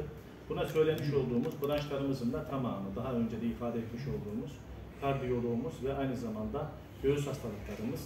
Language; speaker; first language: Turkish; native; Turkish